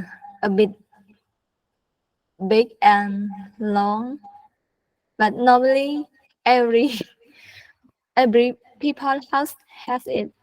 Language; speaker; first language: English; non-native, learner; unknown